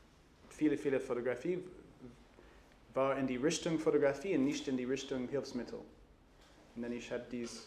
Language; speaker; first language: German; non-native, learner; English